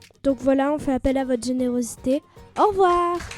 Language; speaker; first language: French; native; French